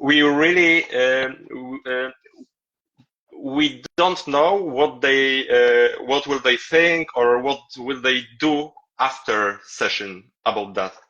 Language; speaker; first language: English; non-native, learner; Polish